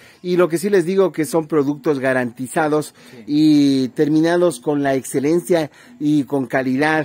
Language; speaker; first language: Spanish; native; Spanish